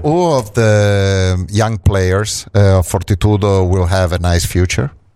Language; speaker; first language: English; non-native, fluent; Italian